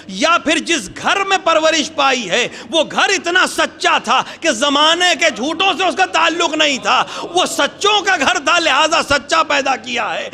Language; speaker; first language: Urdu; native; Urdu